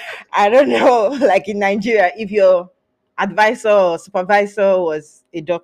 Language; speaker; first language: English; non-native, local second language; Yoruba